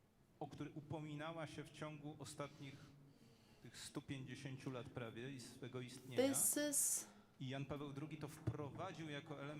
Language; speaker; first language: Polish; native; Polish